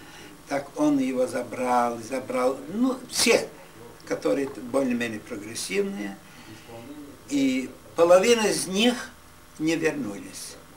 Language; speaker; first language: Russian; non-native, local second language; Yiddish